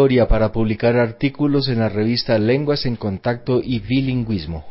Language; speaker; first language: Spanish; native; Spanish